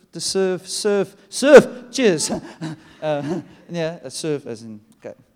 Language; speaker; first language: English; non-native, local second language; Afrikaans